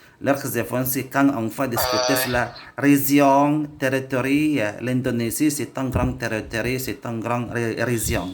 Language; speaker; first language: French; non-native, learner; Indonesian